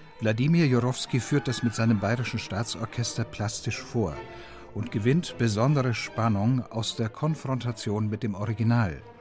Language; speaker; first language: German; native; German